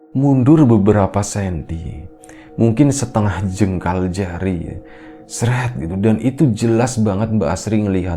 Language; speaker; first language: Indonesian; native; Indonesian